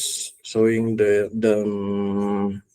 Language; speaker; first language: English; non-native, learner; Indonesian